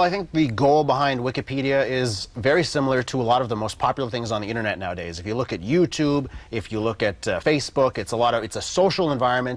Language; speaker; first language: English; native; English